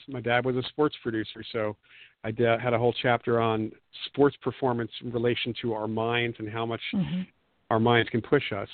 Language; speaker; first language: English; native; English